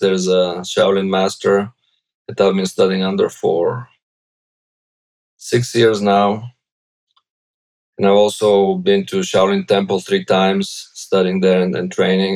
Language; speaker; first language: English; non-native, fluent; Bulgarian